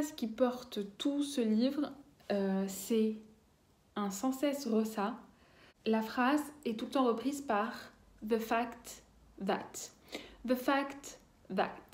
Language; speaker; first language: French; native; French